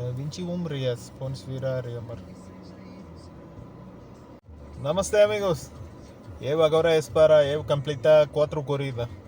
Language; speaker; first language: Portuguese; non-native, learner; Tamil